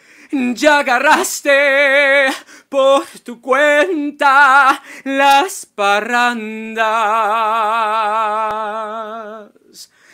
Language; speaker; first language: Spanish; native; Spanish